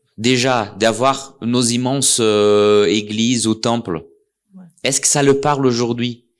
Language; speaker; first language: French; non-native, fluent; Portuguese